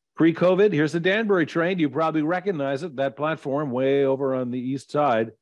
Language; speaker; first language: English; native; English